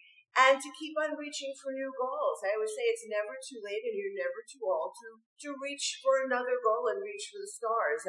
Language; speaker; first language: English; native; English